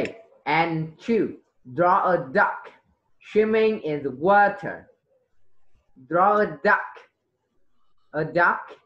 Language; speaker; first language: English; non-native, fluent; Vietnamese